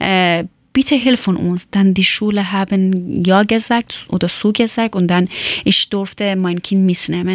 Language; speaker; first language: German; non-native, learner; Persian